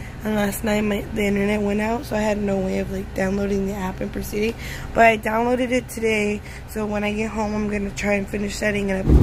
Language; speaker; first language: English; early bilingual, other home language; Spanish